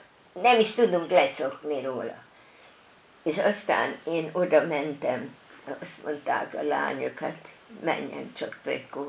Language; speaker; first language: Hungarian; non-native, local second language; German